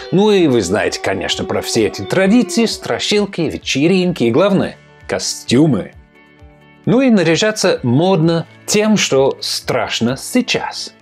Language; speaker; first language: Russian; non-native, fluent; English